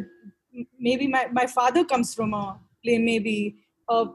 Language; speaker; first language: English; non-native, local second language; Hindi